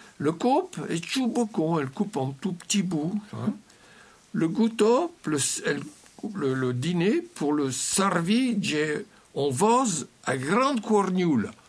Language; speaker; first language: French; native; French